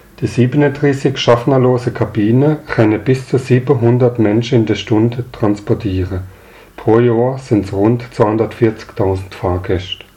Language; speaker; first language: German; native; German